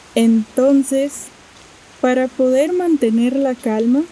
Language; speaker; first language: Spanish; native; Spanish